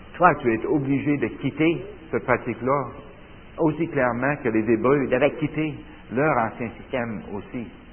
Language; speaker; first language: French; native; French